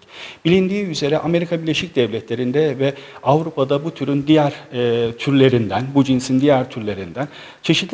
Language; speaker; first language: Turkish; native; Turkish